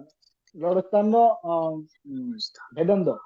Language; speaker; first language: Italian; non-native, learner; Bangla